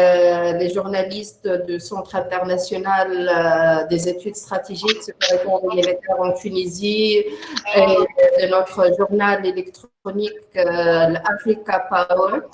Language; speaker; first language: French; non-native, local second language; Arabic